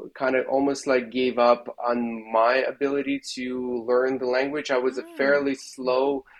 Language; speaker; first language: English; non-native, fluent; Russian